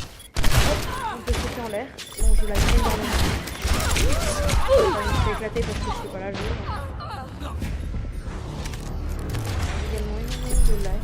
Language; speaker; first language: French; native; French